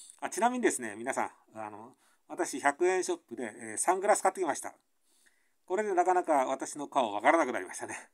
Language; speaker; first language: Japanese; native; Japanese